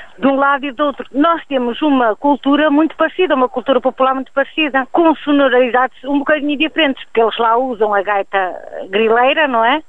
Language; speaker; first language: Portuguese; native; Portuguese